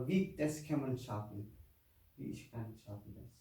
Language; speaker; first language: German; non-native, learner; Somali